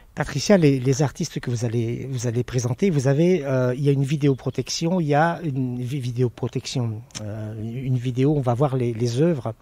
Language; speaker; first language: French; native; French